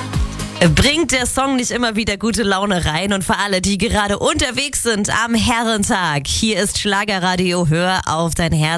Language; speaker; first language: German; native; German